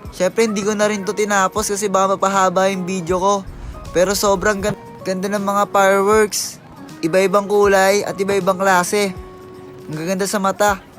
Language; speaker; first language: Filipino; native; Filipino